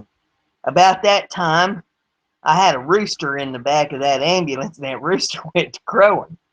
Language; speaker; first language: English; native; English